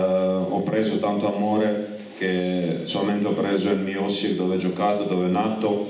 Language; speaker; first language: Italian; non-native, fluent; Croatian